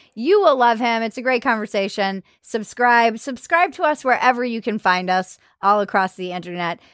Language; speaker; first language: English; native; English